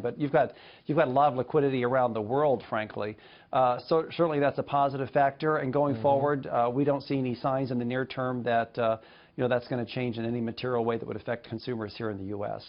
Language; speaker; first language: English; native; English